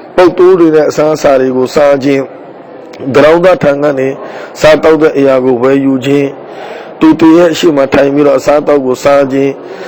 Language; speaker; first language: Burmese; native; Burmese